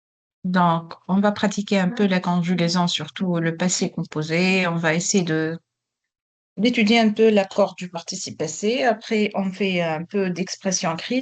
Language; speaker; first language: French; non-native, local second language; Arabic